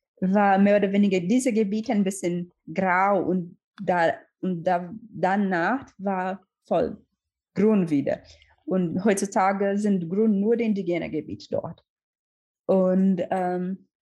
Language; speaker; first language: German; non-native, learner; Portuguese